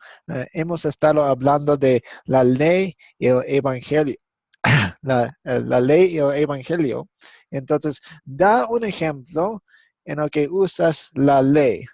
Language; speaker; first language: Spanish; non-native, fluent; English